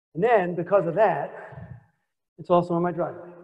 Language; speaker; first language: English; native; English